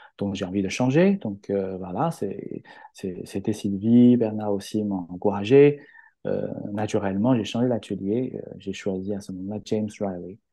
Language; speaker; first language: French; non-native, fluent; Chinese